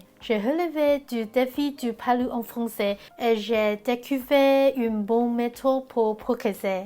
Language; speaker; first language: French; non-native, learner; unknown